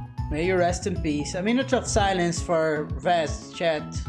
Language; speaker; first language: English; non-native, fluent; Portuguese